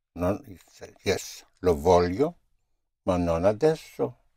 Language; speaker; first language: Italian; non-native, fluent; English